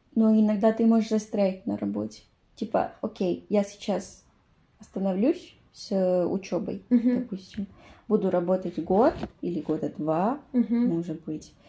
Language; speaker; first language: Russian; non-native, fluent; Spanish